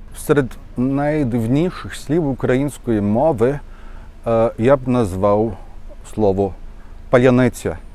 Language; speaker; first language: Ukrainian; non-native, fluent; German